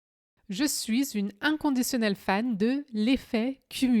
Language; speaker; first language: French; native; French